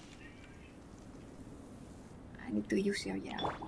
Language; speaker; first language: English; non-native, learner; Vietnamese